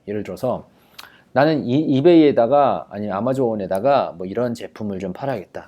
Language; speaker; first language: Korean; early bilingual, heritage; Korean